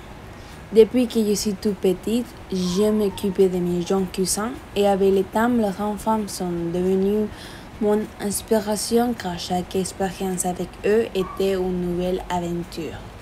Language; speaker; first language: French; non-native, fluent; Spanish